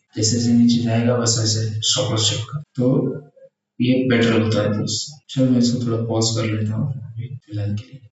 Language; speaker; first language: Hindi; non-native, local second language; Marathi